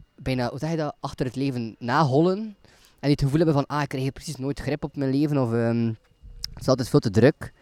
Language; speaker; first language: Dutch; native; Dutch